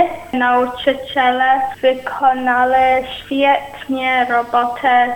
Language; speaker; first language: Polish; early bilingual, heritage; Polish